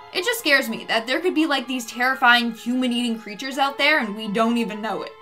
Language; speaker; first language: English; native; English